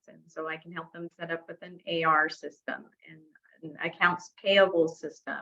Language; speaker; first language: English; native; English